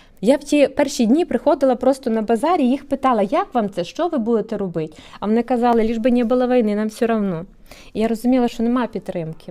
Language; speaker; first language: Ukrainian; native; Ukrainian